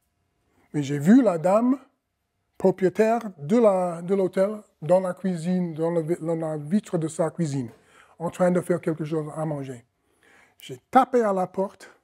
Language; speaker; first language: French; non-native, fluent; English